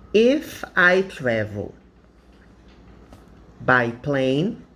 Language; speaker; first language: English; non-native, fluent; Portuguese